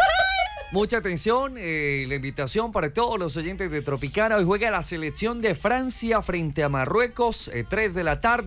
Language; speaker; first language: Spanish; native; Spanish